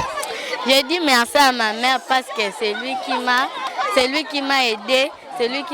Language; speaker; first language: French; non-native, local second language; Lingala